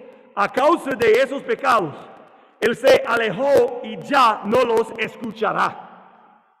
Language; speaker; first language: Spanish; non-native, learner; English